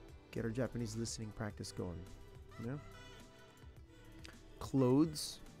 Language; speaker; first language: English; native; English